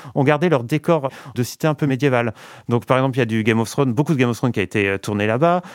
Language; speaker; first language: French; native; French